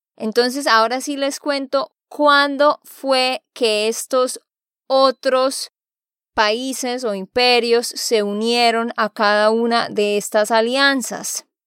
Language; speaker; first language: Spanish; native; Spanish